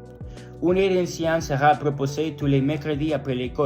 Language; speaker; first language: French; non-native, learner; English